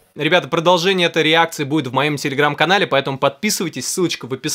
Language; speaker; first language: Russian; native; Russian